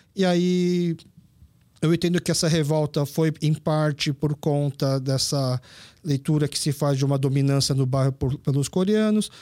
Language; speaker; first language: Portuguese; early bilingual, other home language; Korean